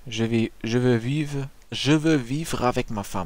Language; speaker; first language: French; non-native, learner; German